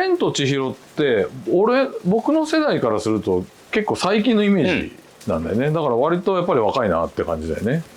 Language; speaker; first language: Japanese; native; Japanese